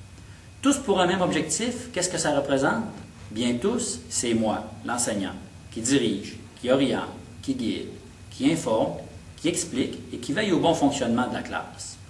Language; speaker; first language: French; native; French